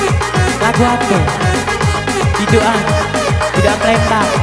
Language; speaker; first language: Indonesian; native; Indonesian